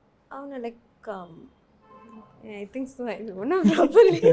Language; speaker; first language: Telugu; non-native, learner; Malayalam